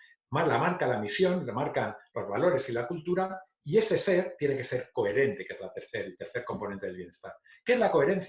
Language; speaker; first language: Spanish; native; Spanish